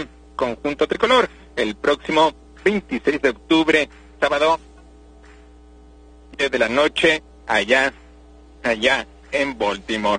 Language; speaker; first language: Spanish; native; Spanish